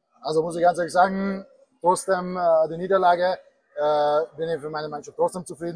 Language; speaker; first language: German; non-native, fluent; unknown